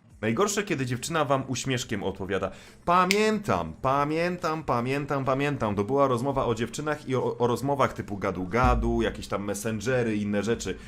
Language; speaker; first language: Polish; native; Polish